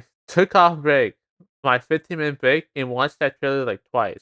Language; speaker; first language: English; native; English